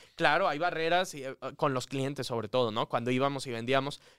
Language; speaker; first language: Spanish; native; Spanish